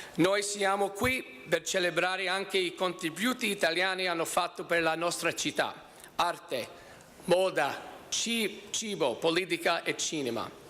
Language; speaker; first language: Italian; early bilingual, heritage; Italian